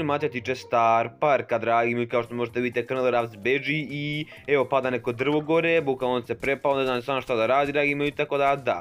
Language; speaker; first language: Serbian; native; Serbian